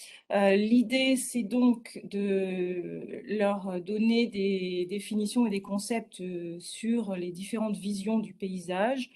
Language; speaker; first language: French; native; French